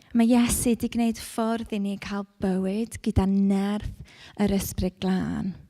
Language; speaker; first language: Welsh; non-native, local second language; English